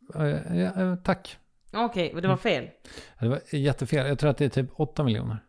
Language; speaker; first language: Swedish; native; Swedish